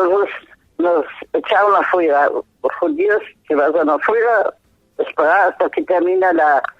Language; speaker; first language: Spanish; non-native, fluent; German